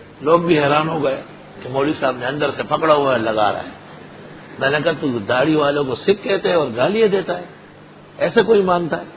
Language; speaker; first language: Urdu; non-native, local second language; Pashto